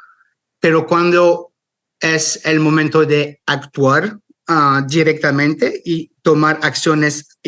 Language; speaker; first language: Spanish; non-native, fluent; French